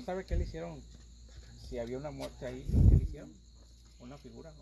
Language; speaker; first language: Spanish; native; Spanish